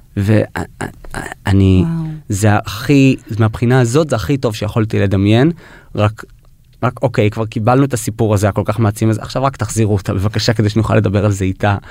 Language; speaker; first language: Hebrew; early bilingual, heritage; Hebrew